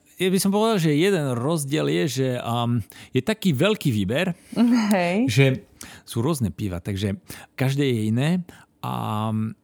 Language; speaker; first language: Slovak; non-native, fluent; French